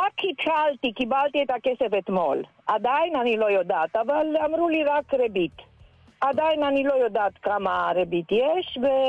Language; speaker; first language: Hebrew; non-native, fluent; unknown